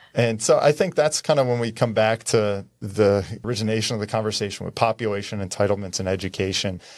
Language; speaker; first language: English; native; English